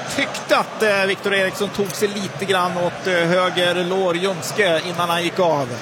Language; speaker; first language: Swedish; native; Swedish